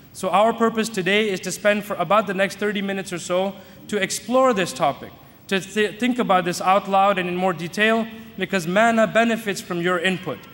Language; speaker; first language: English; native; English